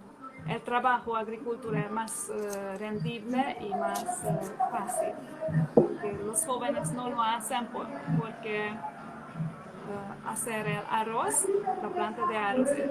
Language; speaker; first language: Spanish; non-native, fluent; Hungarian